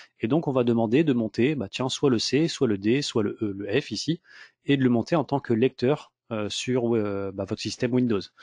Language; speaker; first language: French; native; French